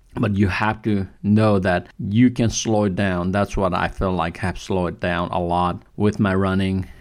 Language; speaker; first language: English; non-native, local second language; Nepali